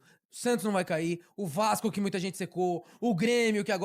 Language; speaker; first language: Portuguese; native; Portuguese